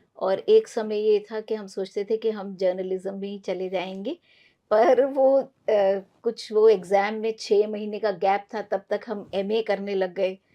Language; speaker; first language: Hindi; non-native, local second language; Punjabi